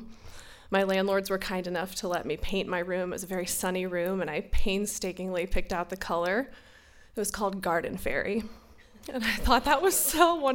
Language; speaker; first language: English; native; English